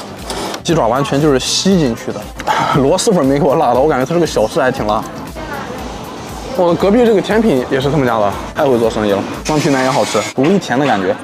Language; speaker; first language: Chinese; native; Chinese